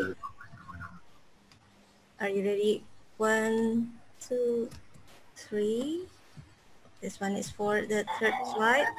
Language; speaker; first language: English; non-native, fluent; Indonesian